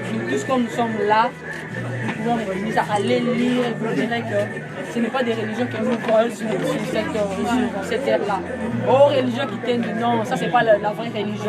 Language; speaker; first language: French; non-native, local second language; Lingala